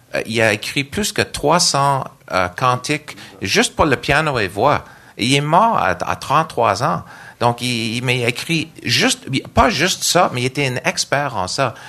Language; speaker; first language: French; non-native, local second language; English